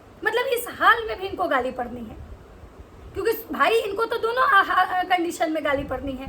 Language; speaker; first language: Hindi; native; Hindi